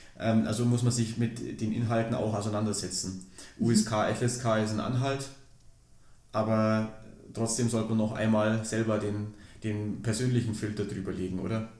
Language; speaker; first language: German; native; German